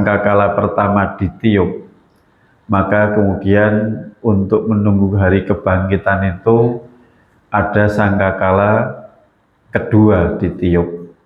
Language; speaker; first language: Indonesian; non-native, local second language; Javanese